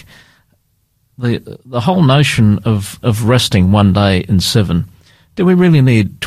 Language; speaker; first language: English; native; English